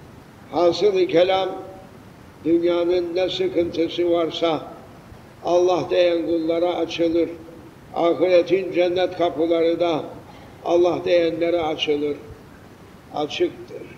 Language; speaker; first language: Turkish; native; Turkish